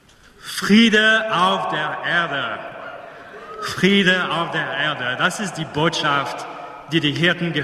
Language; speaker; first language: German; non-native, fluent; English